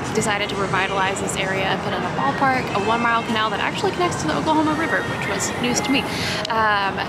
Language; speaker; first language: English; native; English